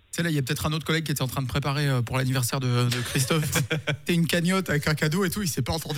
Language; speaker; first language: French; native; French